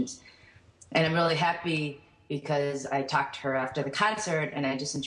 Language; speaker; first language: English; native; English